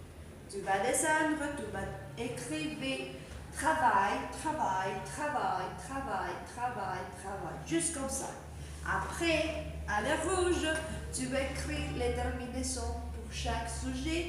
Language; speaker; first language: French; non-native, fluent; Spanish